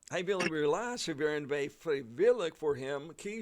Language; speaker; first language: Dutch; non-native, fluent; English